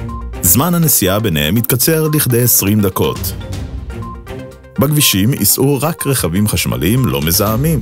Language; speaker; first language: Hebrew; native; Hebrew